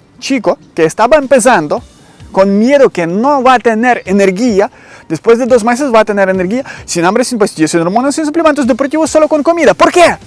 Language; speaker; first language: Spanish; non-native, learner; Ukrainian